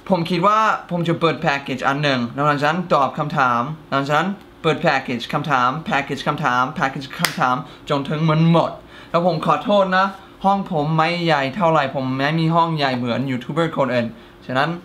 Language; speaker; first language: Thai; non-native, fluent; English